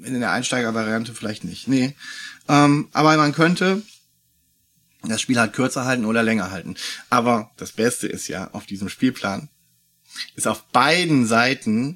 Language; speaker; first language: German; native; German